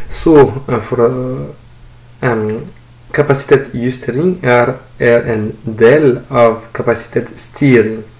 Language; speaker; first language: Norwegian; non-native, fluent; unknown